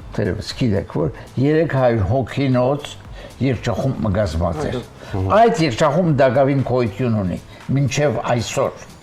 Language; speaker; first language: Armenian; native; Armenian